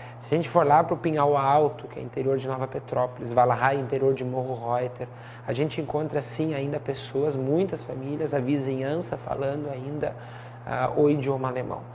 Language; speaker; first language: Portuguese; native; Portuguese